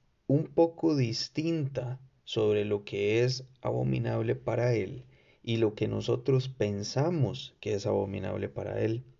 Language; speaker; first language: Spanish; native; Spanish